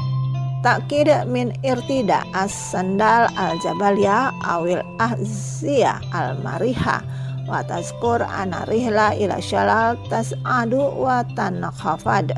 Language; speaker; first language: Arabic; non-native, fluent; Indonesian